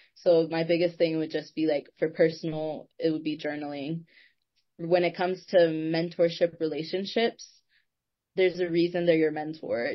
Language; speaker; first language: English; native; English